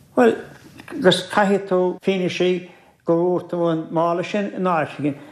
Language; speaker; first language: Irish; native; Irish